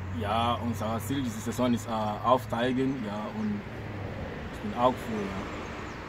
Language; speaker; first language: German; non-native, learner; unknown